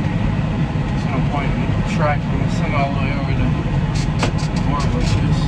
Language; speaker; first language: English; native; English